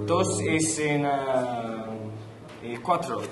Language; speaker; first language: Spanish; non-native, learner; English